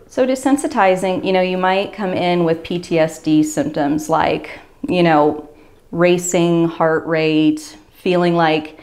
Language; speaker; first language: English; native; English